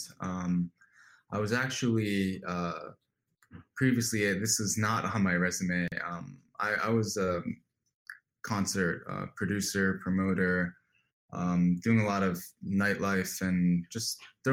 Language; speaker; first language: English; native; English